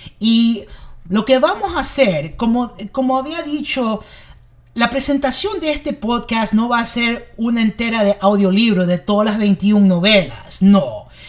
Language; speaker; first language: Spanish; early bilingual, heritage; English